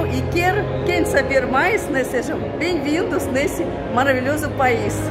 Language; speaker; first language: Portuguese; non-native, fluent; Russian